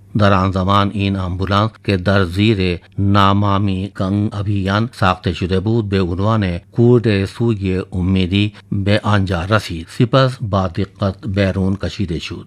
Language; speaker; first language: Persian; non-native, fluent; Urdu